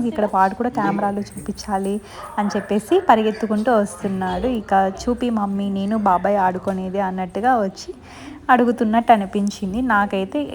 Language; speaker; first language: Telugu; non-native, local second language; Lambadi